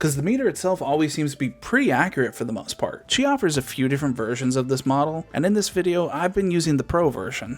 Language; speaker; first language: English; native; English